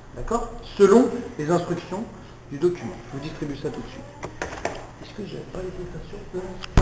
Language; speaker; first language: French; native; French